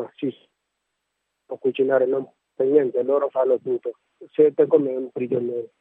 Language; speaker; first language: Italian; non-native, learner; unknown